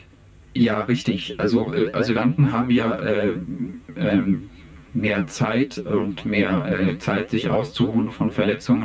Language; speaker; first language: German; native; German